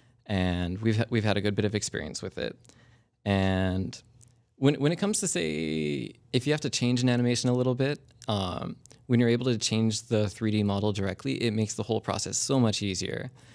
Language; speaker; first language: English; native; English